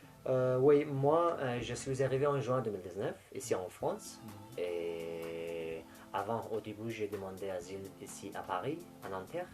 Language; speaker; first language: French; non-native, fluent; Persian